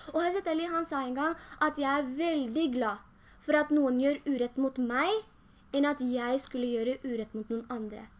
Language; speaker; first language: Norwegian; early bilingual, other home language; Urdu